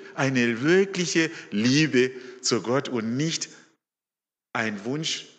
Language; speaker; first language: German; non-native, fluent; Shona